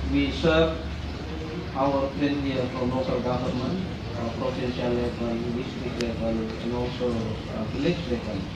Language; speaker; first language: English; non-native, fluent; Indonesian